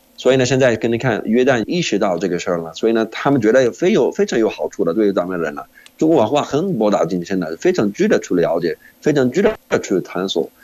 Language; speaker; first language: Chinese; non-native, fluent; Arabic